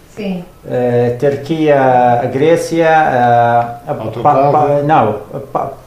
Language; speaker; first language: Portuguese; non-native, learner; Arabic